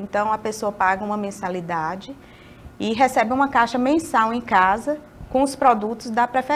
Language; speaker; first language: Portuguese; native; Portuguese